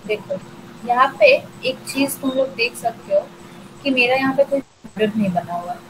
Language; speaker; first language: Hindi; non-native, local second language; Bangla